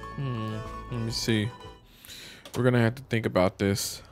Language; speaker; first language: English; native; English